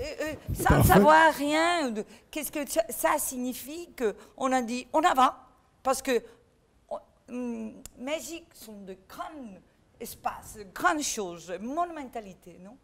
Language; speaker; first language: French; non-native, learner; Catalan